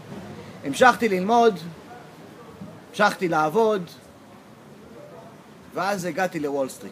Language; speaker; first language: Hebrew; early bilingual, heritage; English